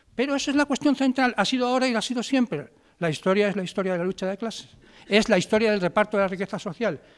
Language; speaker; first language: Spanish; native; Spanish